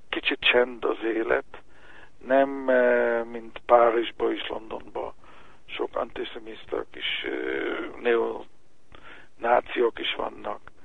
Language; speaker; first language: Hungarian; early bilingual, heritage; Hebrew